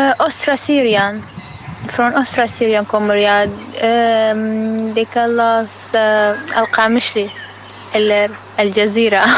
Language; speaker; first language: Swedish; non-native, learner; Arabic